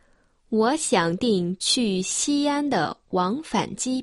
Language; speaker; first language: Chinese; native; Chinese